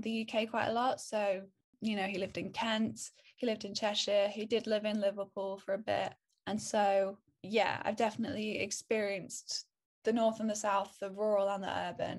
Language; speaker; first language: English; native; English